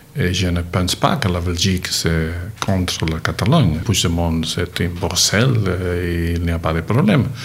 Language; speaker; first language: French; non-native, learner; Catalan